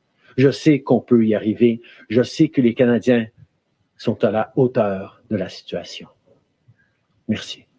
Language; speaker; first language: French; native; French